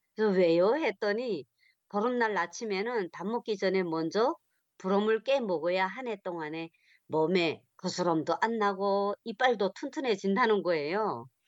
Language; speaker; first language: Korean; native; Korean